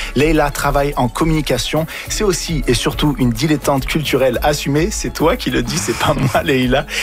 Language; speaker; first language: French; early bilingual, other home language; Arabic